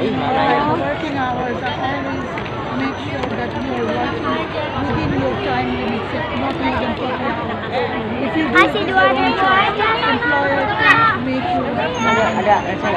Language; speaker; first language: English; non-native, fluent; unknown